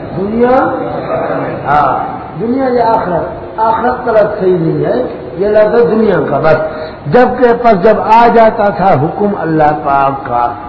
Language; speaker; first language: Urdu; non-native, local second language; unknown